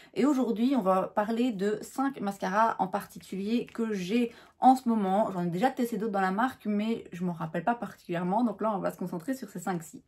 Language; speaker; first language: French; native; French